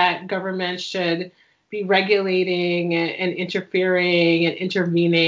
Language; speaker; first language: English; native; English